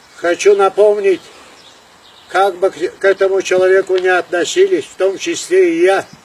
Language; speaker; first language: Russian; non-native, local second language; Adyghe